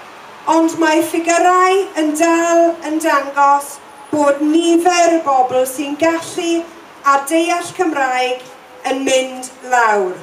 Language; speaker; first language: Welsh; non-native, local second language; English